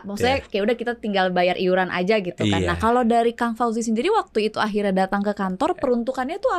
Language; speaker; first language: Indonesian; native; Indonesian